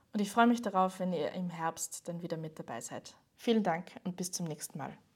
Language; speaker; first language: German; native; German